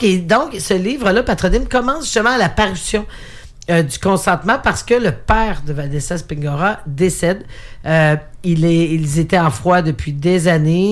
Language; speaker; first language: French; native; French